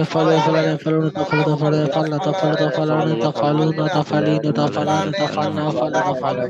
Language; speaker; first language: Arabic; non-native, learner; Bangla